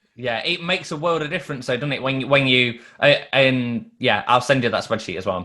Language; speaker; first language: English; native; English